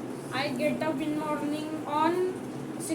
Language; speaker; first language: English; non-native, learner; Marathi